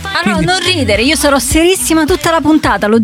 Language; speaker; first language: Italian; native; Italian